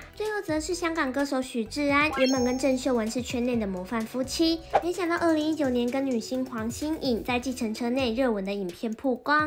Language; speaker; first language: Chinese; native; Chinese